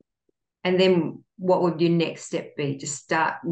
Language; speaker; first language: English; native; English